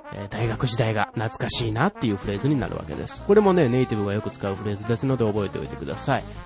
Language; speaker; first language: Japanese; native; Japanese